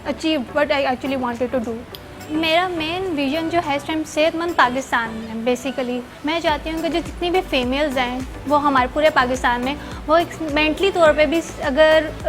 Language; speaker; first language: Urdu; native; Urdu